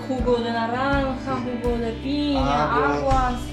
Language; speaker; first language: Spanish; non-native, fluent; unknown